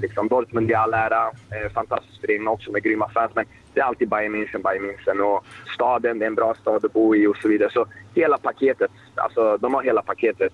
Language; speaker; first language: Swedish; native; Swedish